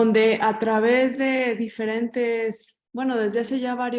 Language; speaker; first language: Spanish; native; Spanish